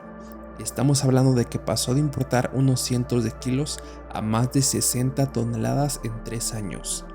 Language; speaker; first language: Spanish; native; Spanish